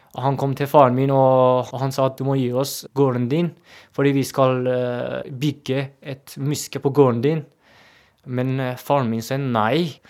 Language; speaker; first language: Norwegian; non-native, fluent; Persian